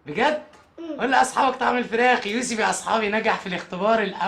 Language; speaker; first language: Arabic; native; Arabic